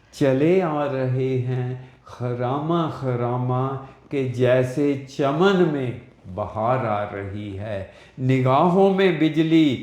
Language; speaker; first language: Urdu; non-native, local second language; Punjabi